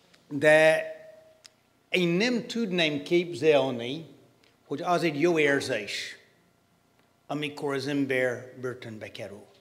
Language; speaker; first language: Hungarian; non-native, fluent; English